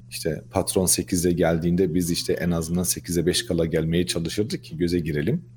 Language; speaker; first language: Turkish; early bilingual, heritage; Turkish